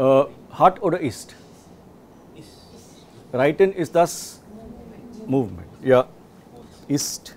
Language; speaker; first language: German; non-native, fluent; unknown